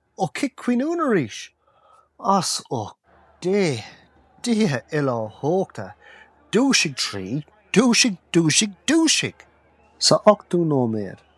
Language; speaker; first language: Irish; non-native, local second language; English